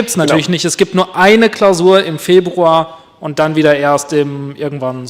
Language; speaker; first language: German; native; German